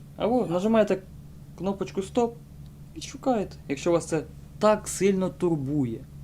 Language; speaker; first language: Ukrainian; non-native, local second language; Russian